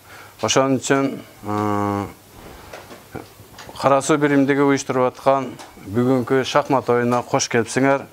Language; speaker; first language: Kyrgyz; native; Kyrgyz